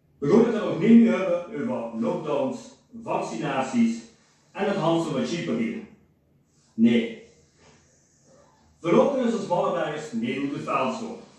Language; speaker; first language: Dutch; native; Dutch